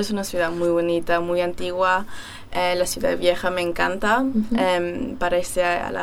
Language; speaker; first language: Spanish; early bilingual, heritage; German